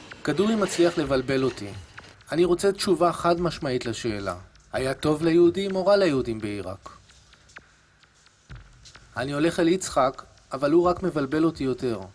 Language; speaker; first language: Hebrew; native; Hebrew